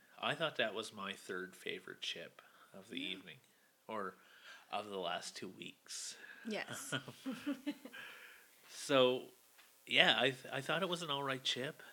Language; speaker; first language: English; native; English